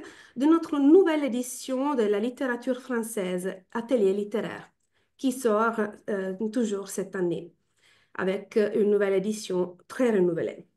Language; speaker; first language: French; non-native, fluent; Italian